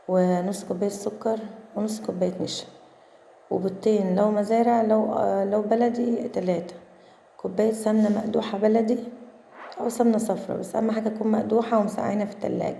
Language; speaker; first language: Arabic; native; Arabic